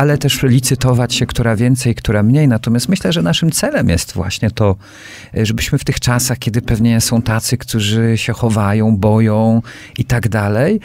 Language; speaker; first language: Polish; native; Polish